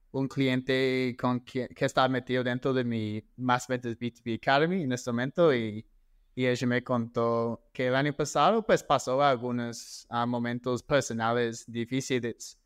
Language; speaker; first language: Spanish; non-native, fluent; English